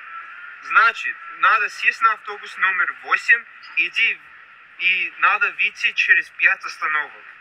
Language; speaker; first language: Russian; non-native, learner; English